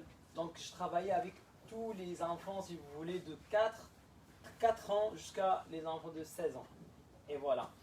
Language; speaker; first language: French; non-native, fluent; Arabic